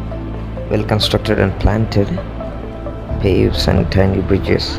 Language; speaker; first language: English; non-native, local second language; Telugu